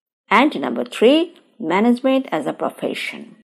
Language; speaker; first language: English; non-native, local second language; Bangla